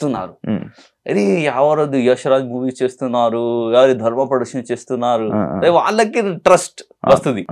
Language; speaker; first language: Telugu; non-native, learner; Hindi